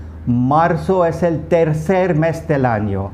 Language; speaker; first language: Spanish; non-native, fluent; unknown